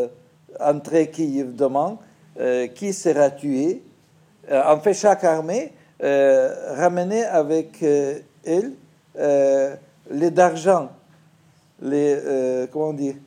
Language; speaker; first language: French; non-native, fluent; Russian